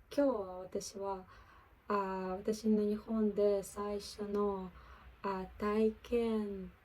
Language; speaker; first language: Japanese; non-native, learner; Ukrainian